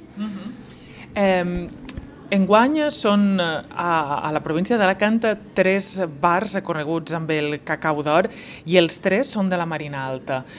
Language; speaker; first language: Catalan; native; Catalan